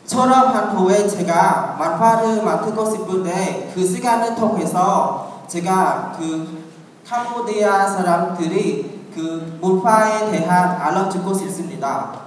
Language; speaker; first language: Korean; non-native, learner; Khmer